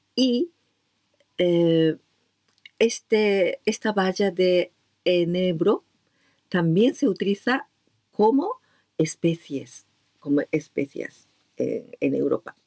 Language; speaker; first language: Spanish; non-native, learner; Japanese